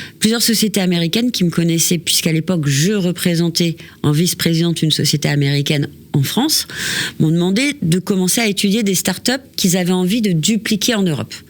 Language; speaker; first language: French; native; French